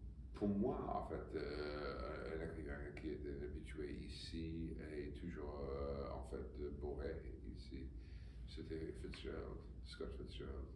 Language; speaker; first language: French; non-native, fluent; English